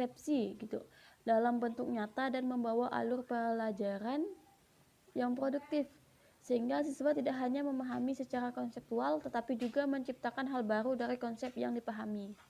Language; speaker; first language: Indonesian; native; Indonesian